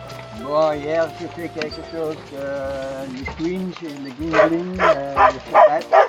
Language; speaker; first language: French; non-native, learner; English